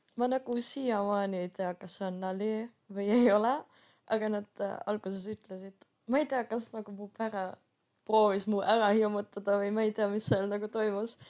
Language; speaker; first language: Estonian; non-native, fluent; German